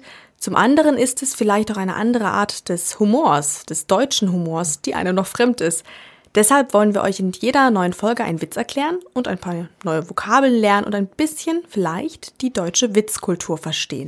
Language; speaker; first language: German; native; German